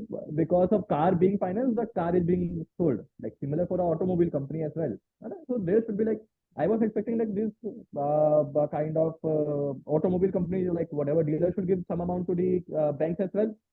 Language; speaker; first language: English; non-native, local second language; Hindi